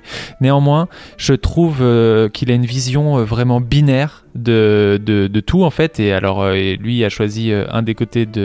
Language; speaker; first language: French; native; French